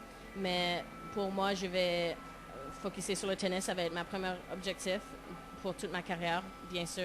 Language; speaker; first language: French; non-native, local second language; English